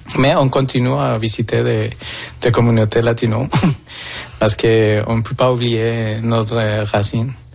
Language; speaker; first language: French; non-native, fluent; Spanish